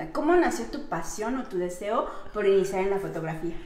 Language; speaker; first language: Spanish; native; Spanish